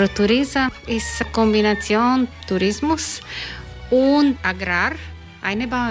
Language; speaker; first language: German; non-native, learner; Croatian